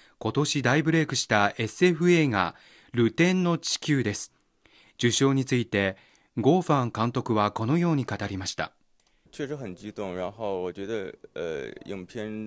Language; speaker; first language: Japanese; non-native, fluent; Chinese